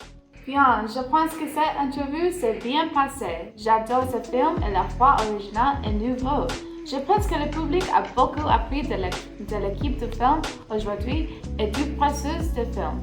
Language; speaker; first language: French; non-native, learner; English